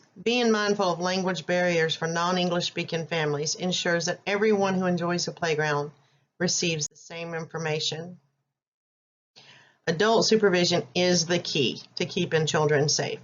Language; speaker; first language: English; native; English